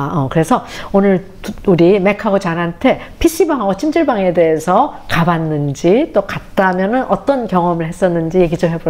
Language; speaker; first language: Korean; native; Korean